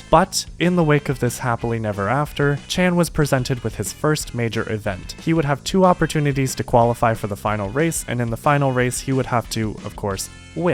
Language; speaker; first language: English; native; English